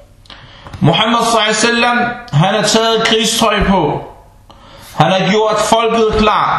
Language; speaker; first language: Danish; early bilingual, other home language; Arabic